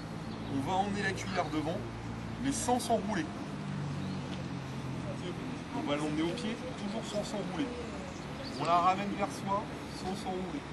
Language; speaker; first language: French; native; French